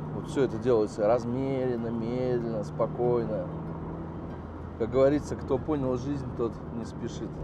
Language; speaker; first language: Russian; native; Russian